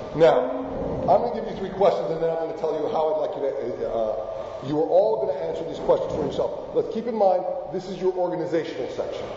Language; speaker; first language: English; non-native, fluent; Spanish